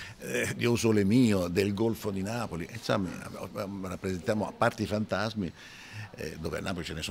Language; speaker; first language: Italian; native; Italian